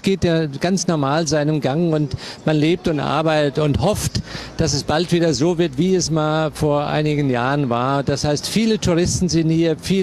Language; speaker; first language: German; native; German